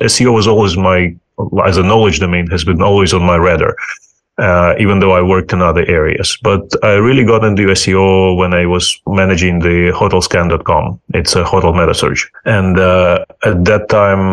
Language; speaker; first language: English; non-native, fluent; Ukrainian